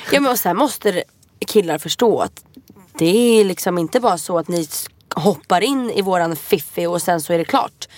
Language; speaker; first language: Swedish; native; Swedish